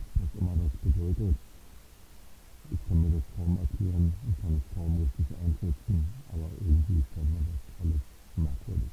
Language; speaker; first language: German; native; German